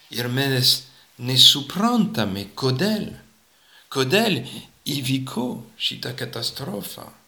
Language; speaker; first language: Lithuanian; non-native, fluent; French